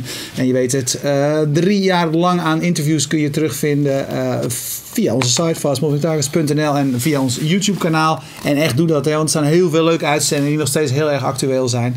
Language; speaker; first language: Dutch; native; Dutch